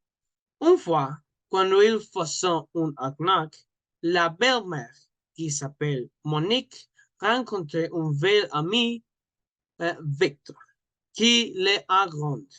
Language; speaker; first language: French; non-native, learner; Spanish